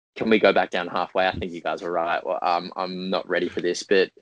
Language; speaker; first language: English; native; English